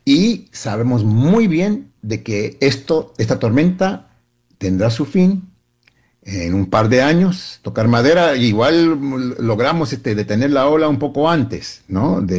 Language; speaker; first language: Spanish; early bilingual, other home language; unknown